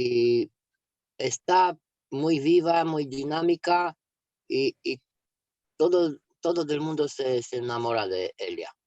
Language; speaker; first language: Spanish; non-native, fluent; Romanian